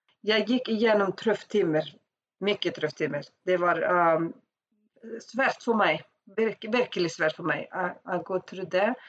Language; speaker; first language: Swedish; non-native, learner; Icelandic